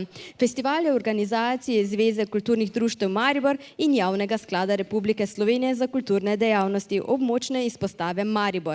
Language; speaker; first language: Slovenian; native; Slovenian